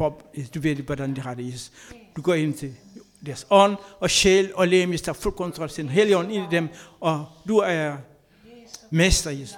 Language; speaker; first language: Danish; non-native, learner; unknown